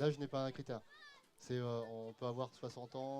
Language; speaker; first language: French; native; French